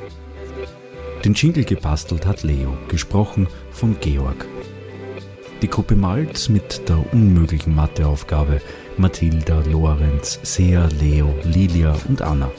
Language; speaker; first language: German; native; German